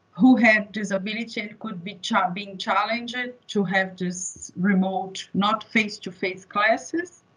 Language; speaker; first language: English; non-native, fluent; Portuguese